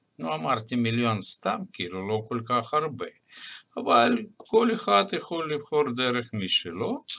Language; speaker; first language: Hebrew; non-native, fluent; Russian